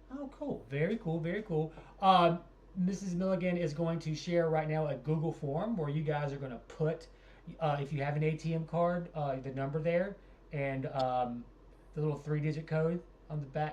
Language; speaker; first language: English; native; English